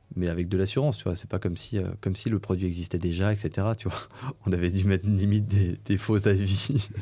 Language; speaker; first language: French; native; French